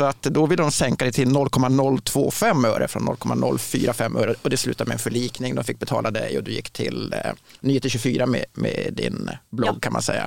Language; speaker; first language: Swedish; native; Swedish